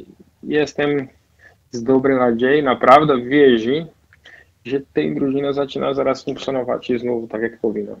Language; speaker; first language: Polish; non-native, fluent; Portuguese